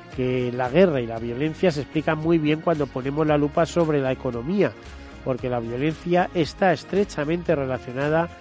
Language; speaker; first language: Spanish; native; Spanish